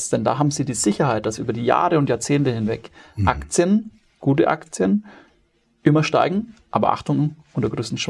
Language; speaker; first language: German; native; German